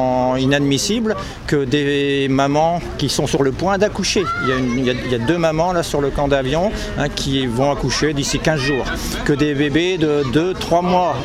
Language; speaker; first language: French; native; French